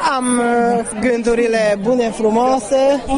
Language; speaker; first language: Romanian; non-native, learner; Hungarian